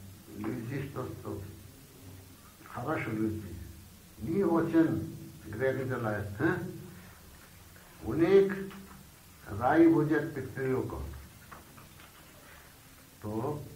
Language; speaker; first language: Russian; non-native, learner; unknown